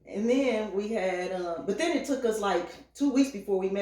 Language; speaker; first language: English; native; English